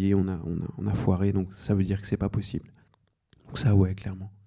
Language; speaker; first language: French; native; French